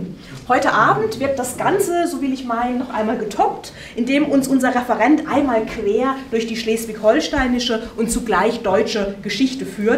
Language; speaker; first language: German; native; German